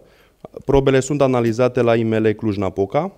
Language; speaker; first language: Romanian; native; Romanian